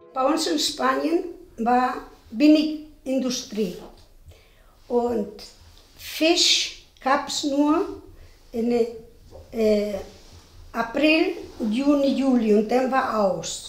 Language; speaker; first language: German; non-native, fluent; Spanish